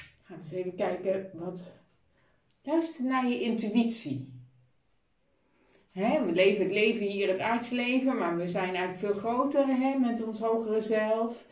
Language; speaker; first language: Dutch; native; Dutch